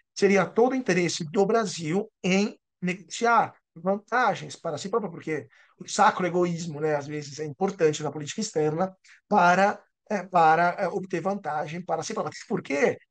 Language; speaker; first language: Portuguese; non-native, fluent; Italian